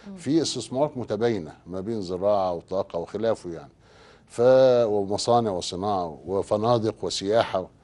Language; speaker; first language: Arabic; native; Arabic